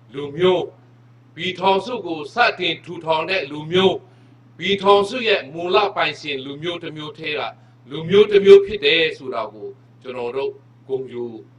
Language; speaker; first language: Burmese; non-native, local second language; Hakha Chin